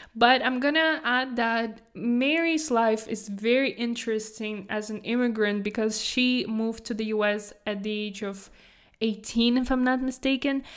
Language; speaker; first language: English; non-native, fluent; Kazakh